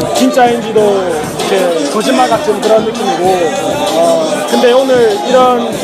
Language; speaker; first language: Korean; native; Korean